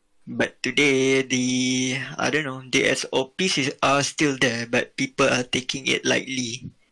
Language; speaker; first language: English; non-native, local second language; Malay